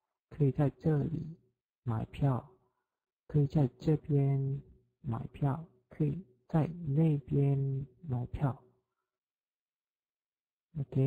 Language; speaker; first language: Chinese; non-native, fluent; Indonesian